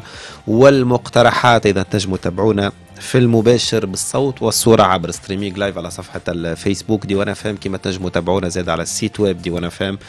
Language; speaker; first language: Arabic; native; Arabic